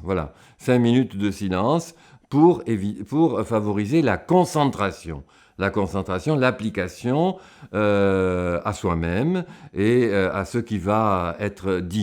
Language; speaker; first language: French; native; French